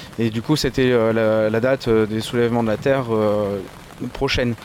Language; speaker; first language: French; native; French